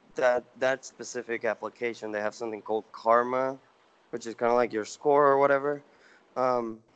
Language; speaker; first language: English; non-native, fluent; Spanish